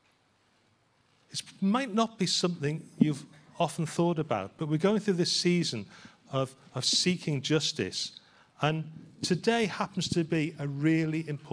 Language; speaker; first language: English; native; English